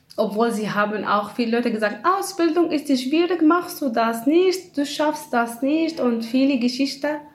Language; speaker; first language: German; non-native, learner; Arabic